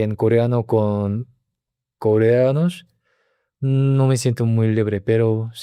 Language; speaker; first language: Spanish; non-native, learner; Korean